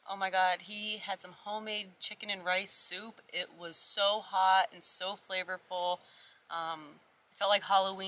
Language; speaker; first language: English; native; English